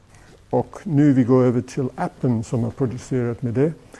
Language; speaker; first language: Swedish; non-native, fluent; English